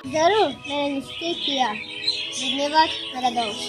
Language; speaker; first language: Hindi; non-native, local second language; Malayalam